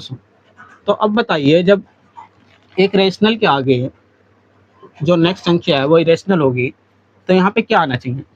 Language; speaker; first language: Hindi; native; Hindi